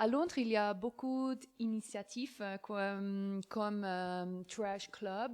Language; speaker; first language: French; non-native, fluent; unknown